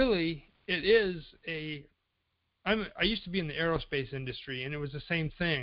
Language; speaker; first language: English; native; English